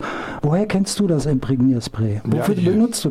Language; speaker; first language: German; native; German